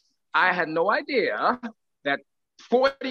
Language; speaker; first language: English; native; English